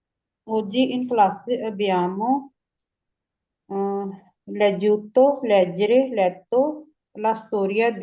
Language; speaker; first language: Italian; non-native, learner; Urdu